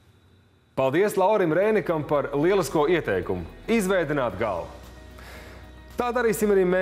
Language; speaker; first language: Latvian; native; Latvian